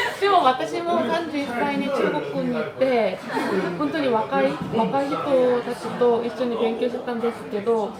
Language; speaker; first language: Japanese; non-native, learner; Korean